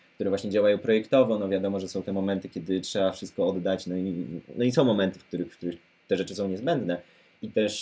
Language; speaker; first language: Polish; native; Polish